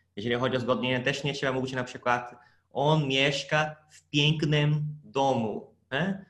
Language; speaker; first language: Polish; non-native, fluent; Portuguese